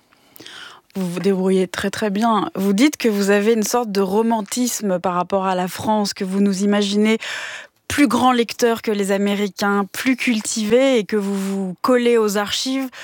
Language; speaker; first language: French; native; French